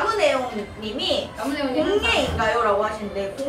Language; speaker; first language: Korean; native; Korean